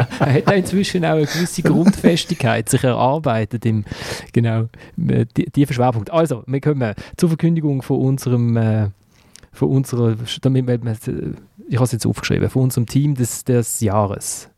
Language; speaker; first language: German; native; German